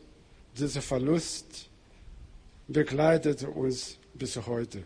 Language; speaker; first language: German; non-native, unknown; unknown